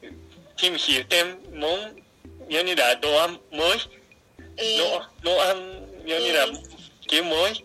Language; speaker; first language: Vietnamese; non-native, fluent; Japanese